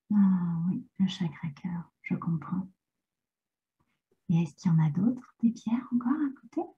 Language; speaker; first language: French; native; French